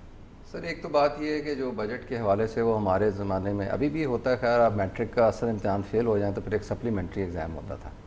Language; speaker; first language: Urdu; native; Urdu